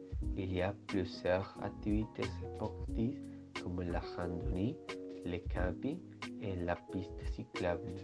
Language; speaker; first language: French; non-native, learner; Spanish